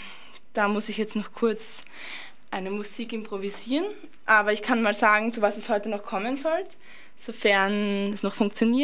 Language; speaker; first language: German; native; German